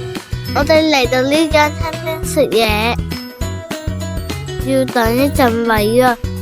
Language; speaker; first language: Chinese; native; Chinese